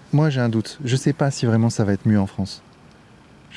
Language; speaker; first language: French; native; French